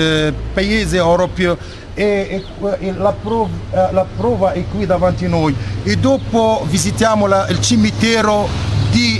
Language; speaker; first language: Italian; non-native, fluent; Arabic